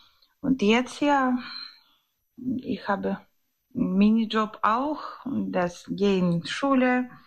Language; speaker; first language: German; non-native, learner; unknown